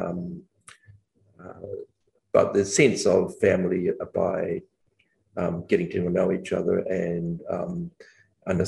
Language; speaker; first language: English; native; English